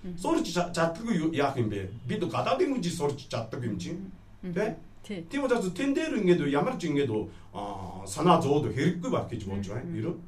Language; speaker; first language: Mongolian; non-native, fluent; Japanese